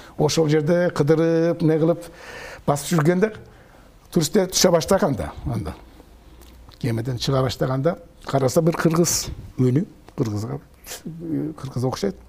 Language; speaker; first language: Kyrgyz; early bilingual, heritage; Kyrgyz